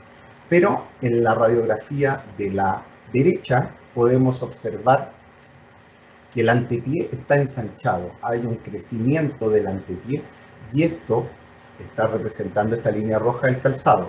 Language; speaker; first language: Spanish; native; Spanish